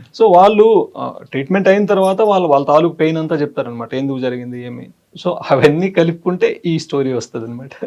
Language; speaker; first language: Telugu; native; Telugu